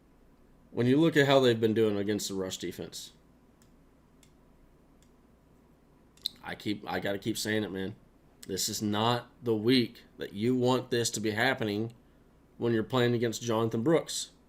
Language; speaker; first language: English; native; English